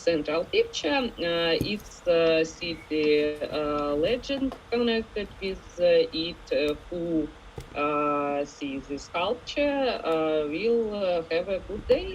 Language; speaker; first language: English; non-native, fluent; Ukrainian